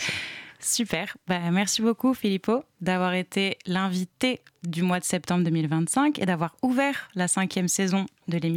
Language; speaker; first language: French; native; French